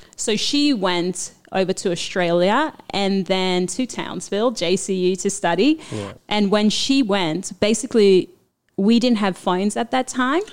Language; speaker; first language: English; early bilingual, other home language; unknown